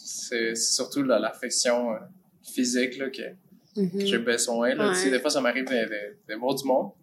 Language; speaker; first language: French; early bilingual, other home language; Spanish